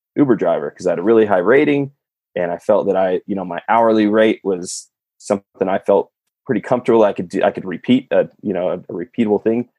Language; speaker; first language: English; native; English